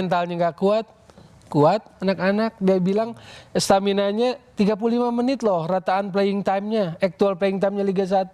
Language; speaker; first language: Indonesian; native; Indonesian